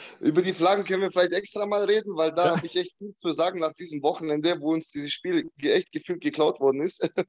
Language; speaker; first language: German; early bilingual, other home language; Bosnian